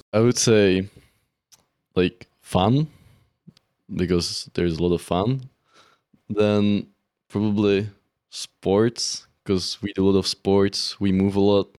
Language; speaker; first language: English; non-native, fluent; Czech